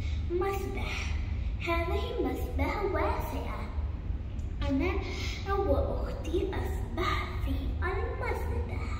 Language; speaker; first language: Arabic; non-native, learner; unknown